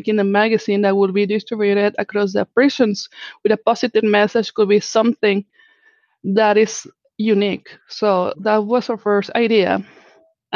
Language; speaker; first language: English; non-native, fluent; Spanish